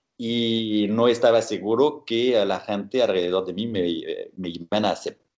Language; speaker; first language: Spanish; non-native, fluent; French